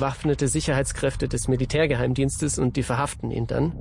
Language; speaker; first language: German; native; German